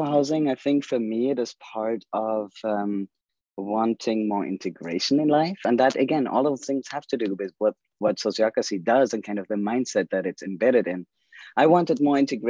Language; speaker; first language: English; non-native, fluent; German